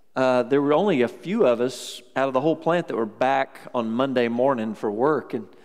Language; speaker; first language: English; native; English